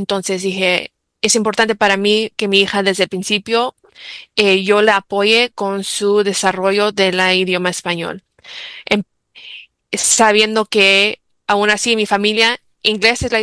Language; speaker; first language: Spanish; early bilingual, heritage; English